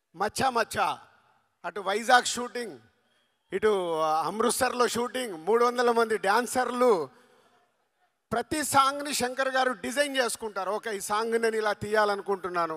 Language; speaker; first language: Telugu; native; Telugu